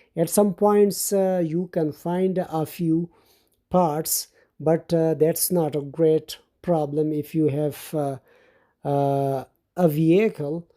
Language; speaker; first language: English; non-native, local second language; Urdu